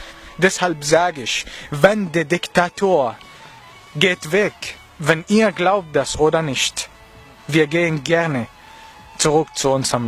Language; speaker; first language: German; non-native, learner; Arabic